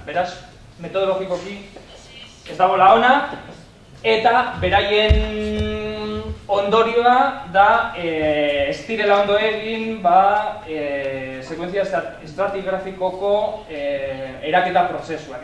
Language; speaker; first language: Basque; early bilingual, heritage; Basque